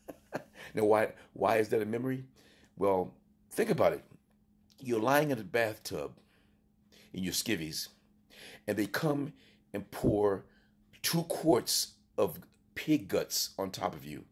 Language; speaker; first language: English; native; English